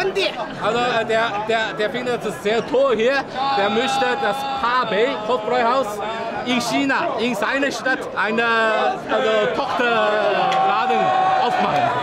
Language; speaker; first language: German; non-native, fluent; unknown